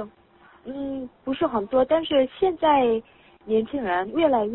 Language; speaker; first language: Chinese; non-native, learner; Korean